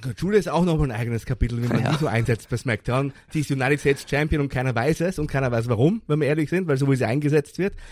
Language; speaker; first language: German; native; German